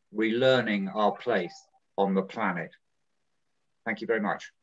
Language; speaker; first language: English; native; English